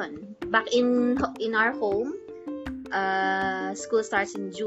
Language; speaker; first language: English; non-native, local second language; Filipino